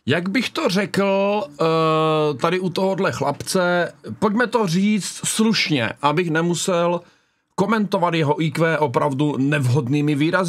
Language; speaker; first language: Czech; native; Czech